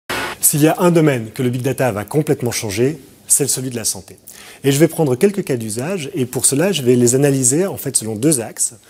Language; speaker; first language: French; native; French